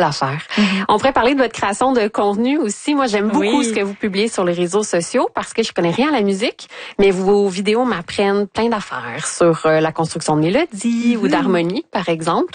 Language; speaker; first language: French; native; French